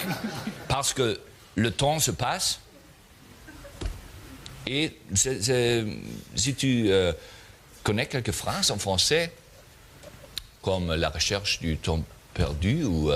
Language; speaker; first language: French; non-native, learner; German